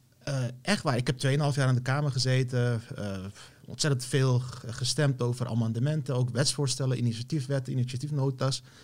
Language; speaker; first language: Dutch; early bilingual, other home language; Turkish